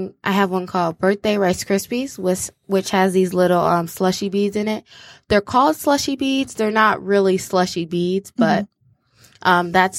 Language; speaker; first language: English; native; English